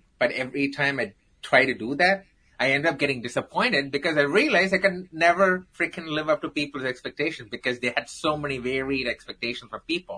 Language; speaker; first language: English; non-native, local second language; Tamil